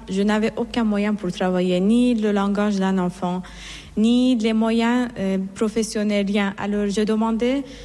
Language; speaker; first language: French; non-native, fluent; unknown